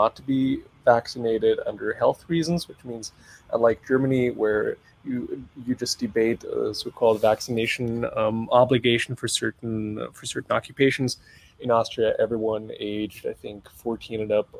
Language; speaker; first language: English; non-native, fluent; German